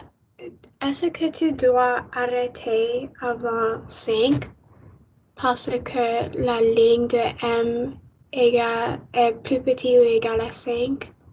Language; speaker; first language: French; non-native, local second language; English